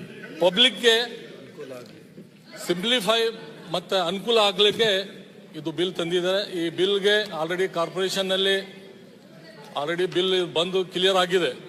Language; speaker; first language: Kannada; non-native, local second language; Urdu